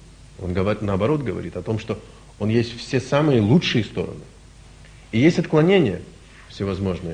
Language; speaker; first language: Russian; native; Russian